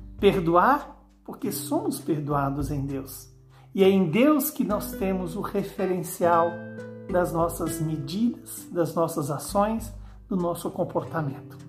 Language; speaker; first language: Portuguese; native; Portuguese